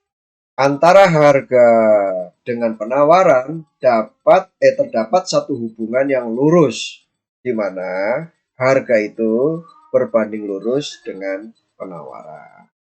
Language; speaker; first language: Indonesian; native; Indonesian